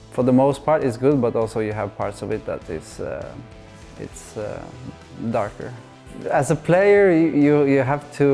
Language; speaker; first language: English; non-native, fluent; Norwegian